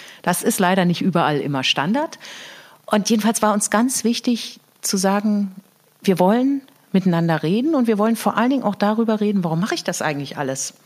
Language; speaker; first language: German; native; German